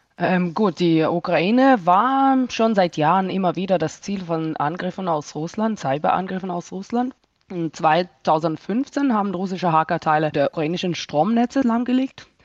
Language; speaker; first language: German; non-native, fluent; Hebrew